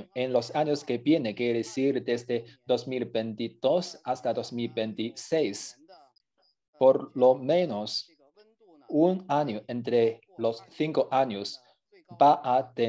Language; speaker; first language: Spanish; non-native, fluent; Chinese